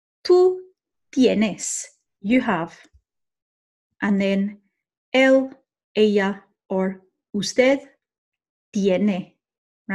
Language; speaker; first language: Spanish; non-native, fluent; English